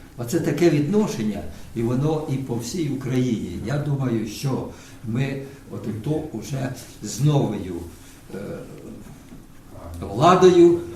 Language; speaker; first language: Ukrainian; non-native, local second language; Russian